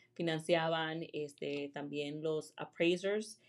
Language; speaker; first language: Spanish; early bilingual, heritage; Spanish